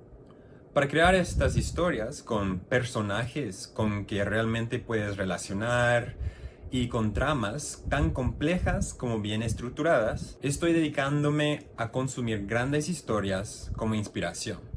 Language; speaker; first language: Spanish; non-native, fluent; English